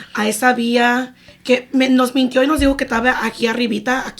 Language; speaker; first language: Spanish; early bilingual, other home language; English